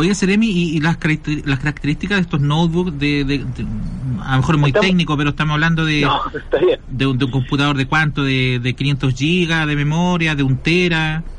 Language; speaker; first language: Spanish; native; Spanish